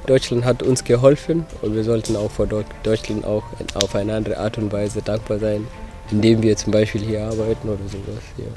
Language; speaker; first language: German; non-native, fluent; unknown